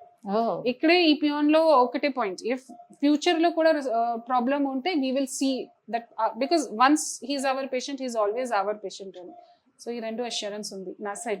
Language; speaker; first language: Telugu; non-native, fluent; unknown